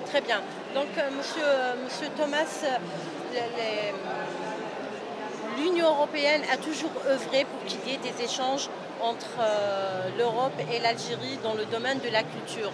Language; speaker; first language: French; non-native, local second language; Arabic